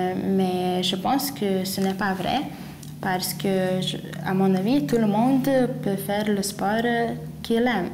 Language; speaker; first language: French; non-native, learner; Lithuanian